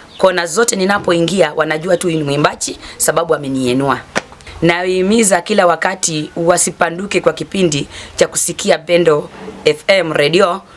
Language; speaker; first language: Swahili; non-native, local second language; Luyia